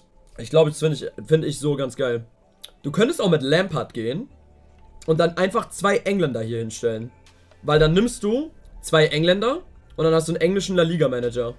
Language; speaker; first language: German; native; German